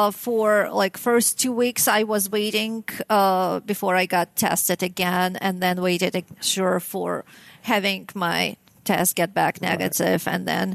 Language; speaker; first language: English; non-native, fluent; Russian